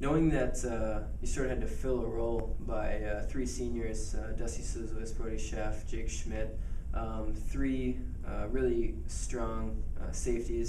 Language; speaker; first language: English; native; English